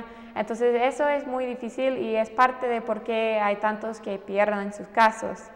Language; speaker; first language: Spanish; non-native, fluent; English